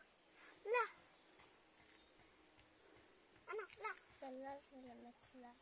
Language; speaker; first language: French; native; French